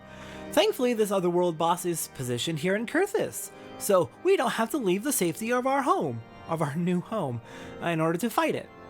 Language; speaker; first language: English; native; English